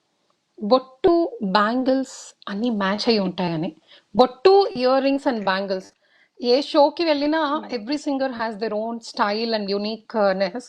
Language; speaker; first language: Telugu; native; Telugu